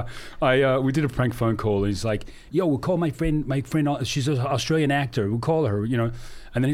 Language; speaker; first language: English; native; English